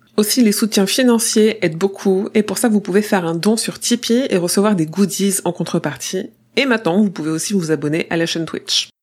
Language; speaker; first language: French; native; French